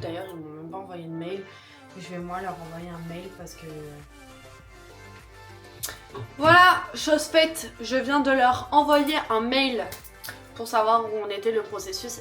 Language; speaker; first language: French; native; French